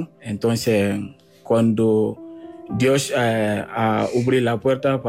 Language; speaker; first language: Spanish; non-native, fluent; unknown